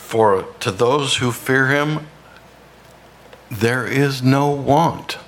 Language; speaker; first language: English; native; English